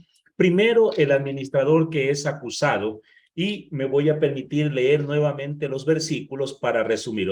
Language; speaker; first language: Spanish; native; Spanish